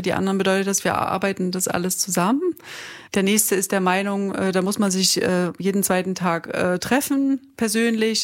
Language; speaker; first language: German; native; German